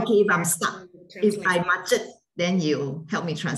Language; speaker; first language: English; non-native, fluent; Malay